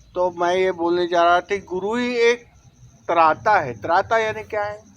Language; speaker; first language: Hindi; non-native, local second language; Marathi